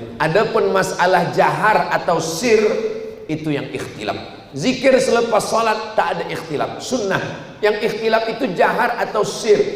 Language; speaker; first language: Malay; native; Malay